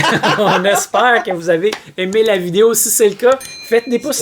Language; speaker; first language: French; native; French